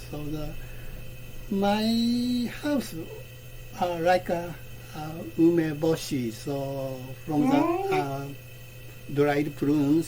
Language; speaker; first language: English; non-native, learner; Japanese